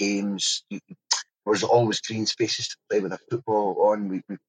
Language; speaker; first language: English; native; English